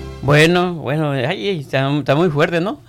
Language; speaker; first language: Spanish; native; Spanish